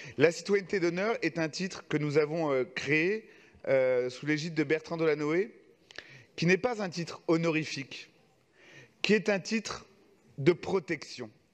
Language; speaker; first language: French; native; French